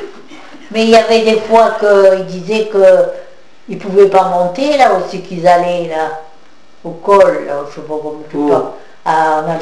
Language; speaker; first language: French; native; French